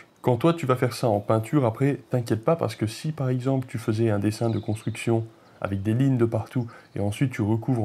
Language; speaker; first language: French; native; French